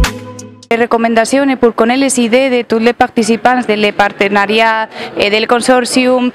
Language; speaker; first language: French; non-native, learner; Spanish